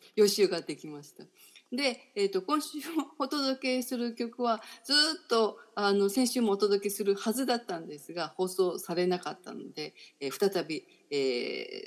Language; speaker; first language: Japanese; native; Japanese